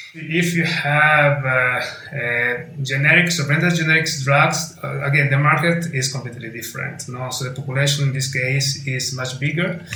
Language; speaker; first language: English; non-native, fluent; Italian